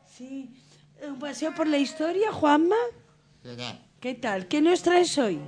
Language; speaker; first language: Spanish; native; Spanish